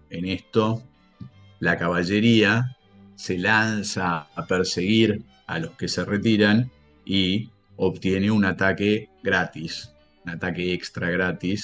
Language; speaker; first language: Spanish; native; Spanish